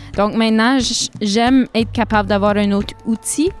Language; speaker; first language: French; native; French